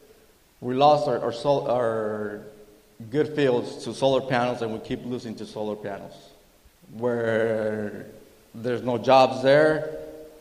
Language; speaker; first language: English; early bilingual, other home language; Spanish